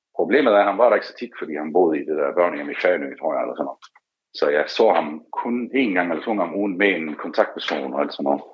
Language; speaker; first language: Danish; early bilingual, other home language; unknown